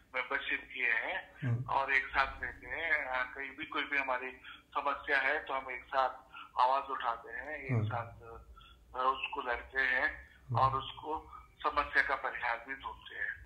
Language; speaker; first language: Hindi; non-native, local second language; Urdu